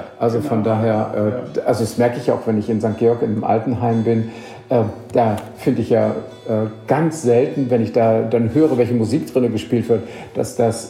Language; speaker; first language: German; native; German